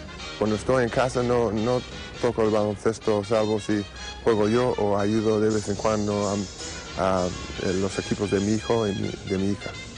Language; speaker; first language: Spanish; non-native, fluent; English